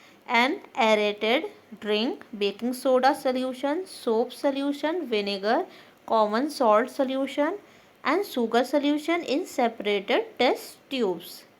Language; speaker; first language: English; non-native, local second language; Hindi